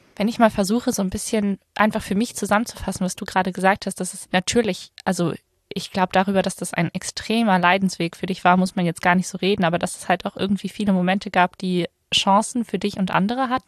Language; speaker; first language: German; native; German